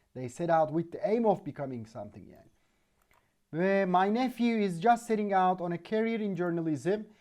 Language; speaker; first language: English; non-native, fluent; Turkish